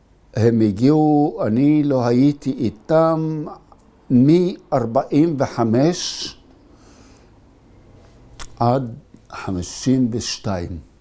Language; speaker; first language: Hebrew; early bilingual, other home language; Arabic